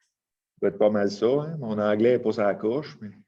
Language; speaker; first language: French; native; French